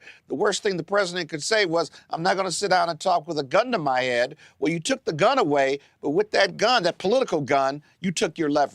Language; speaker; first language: English; native; English